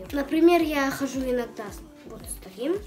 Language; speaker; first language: Russian; early bilingual, heritage; Russian